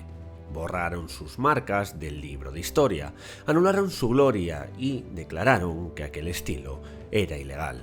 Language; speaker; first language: Spanish; native; Spanish